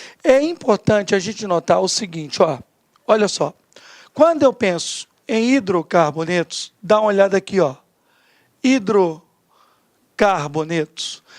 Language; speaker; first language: Portuguese; native; Portuguese